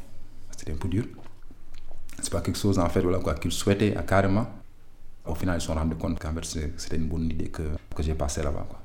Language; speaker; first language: French; non-native, local second language; Wolof